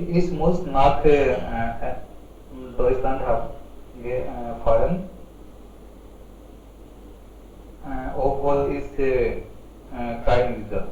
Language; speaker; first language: German; non-native, learner; Hindi